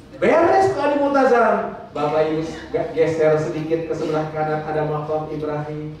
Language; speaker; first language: Indonesian; native; Indonesian